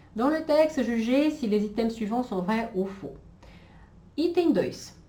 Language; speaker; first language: French; non-native, fluent; Portuguese